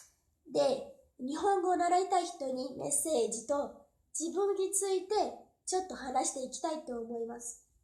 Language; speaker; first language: Japanese; non-native, fluent; Portuguese